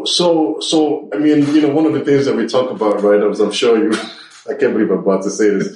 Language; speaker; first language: English; non-native, local second language; Yoruba